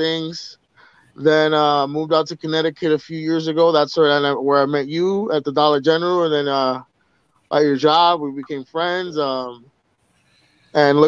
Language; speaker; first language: English; native; English